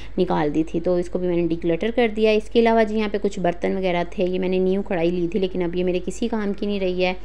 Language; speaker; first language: Urdu; native; Urdu